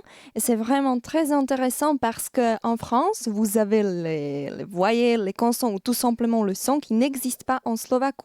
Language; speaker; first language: French; non-native, fluent; Slovak